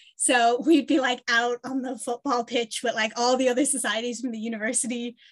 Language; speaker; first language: English; native; English